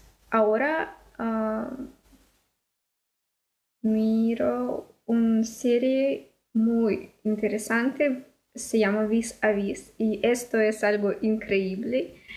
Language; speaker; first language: Spanish; non-native, learner; Russian